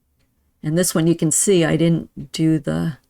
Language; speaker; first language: English; native; English